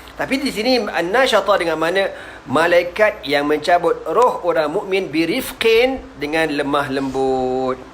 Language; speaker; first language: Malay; native; Malay